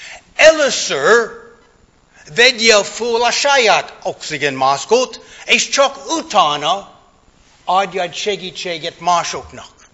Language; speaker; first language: Hungarian; non-native, fluent; English